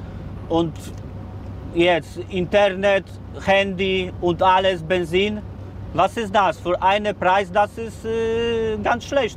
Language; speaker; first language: German; non-native, learner; Polish